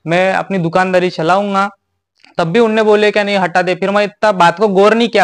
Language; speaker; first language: Hindi; non-native, local second language; Marathi